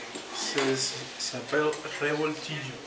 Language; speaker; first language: French; non-native, learner; Spanish